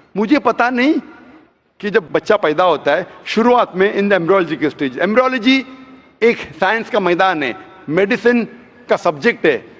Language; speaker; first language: Hindi; non-native, local second language; Konkani